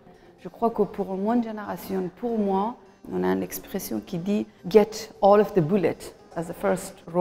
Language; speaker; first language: French; non-native, fluent; Persian